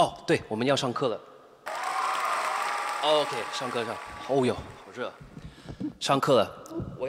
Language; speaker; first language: Chinese; non-native, fluent; English